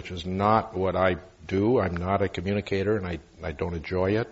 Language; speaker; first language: English; native; English